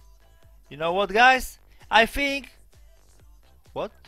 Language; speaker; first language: English; non-native, learner; Polish